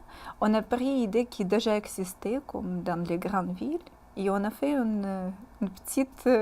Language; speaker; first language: French; non-native, fluent; Russian